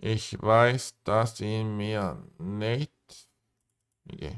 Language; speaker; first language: German; non-native, learner; Korean